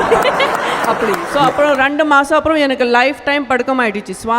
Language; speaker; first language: Tamil; non-native, local second language; Gujarati